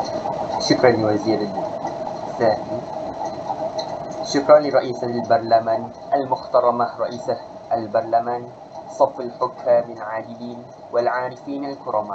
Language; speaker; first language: Arabic; non-native, learner; Malay